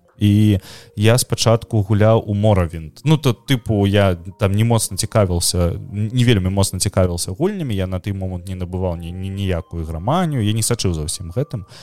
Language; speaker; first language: Belarusian; non-native, local second language; Russian